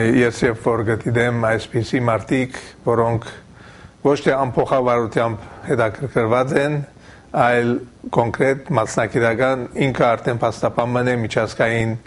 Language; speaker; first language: Armenian; early bilingual, heritage; Armenian